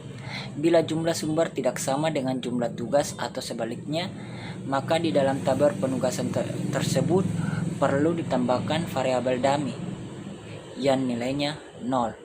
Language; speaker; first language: Indonesian; native; Indonesian